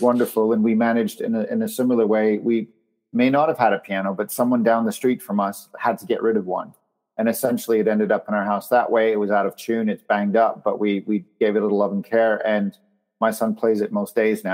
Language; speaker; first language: English; native; English